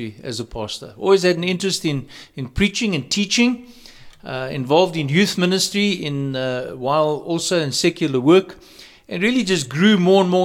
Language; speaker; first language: English; native; English